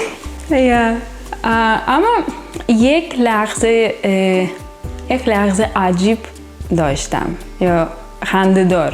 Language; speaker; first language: Persian; non-native, learner; Russian